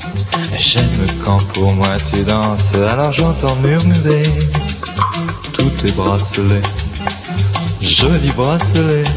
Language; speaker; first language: French; non-native, fluent; Portuguese